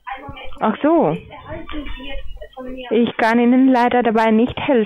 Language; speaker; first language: German; non-native, learner; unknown